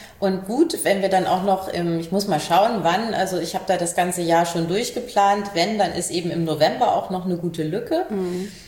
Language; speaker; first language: German; native; German